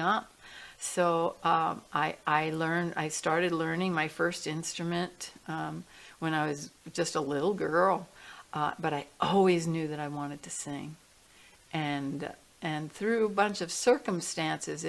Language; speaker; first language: English; native; English